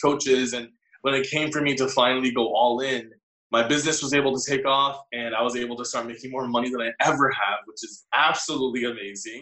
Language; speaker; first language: English; native; English